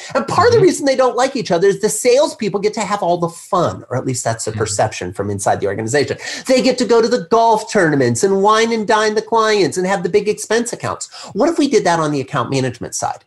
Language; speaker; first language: English; native; English